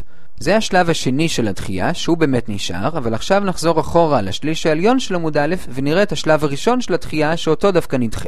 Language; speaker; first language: Hebrew; native; Hebrew